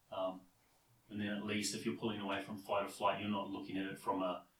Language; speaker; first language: English; native; English